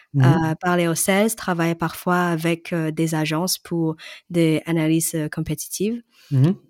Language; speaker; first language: French; early bilingual, other home language; Cantonese